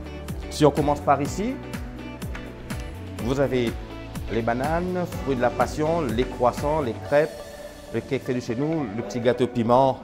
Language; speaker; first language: French; non-native, local second language; Morisyen